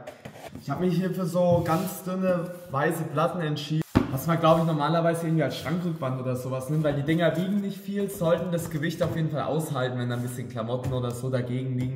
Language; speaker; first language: German; native; German